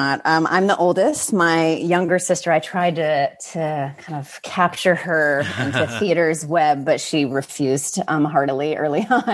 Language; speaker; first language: English; native; English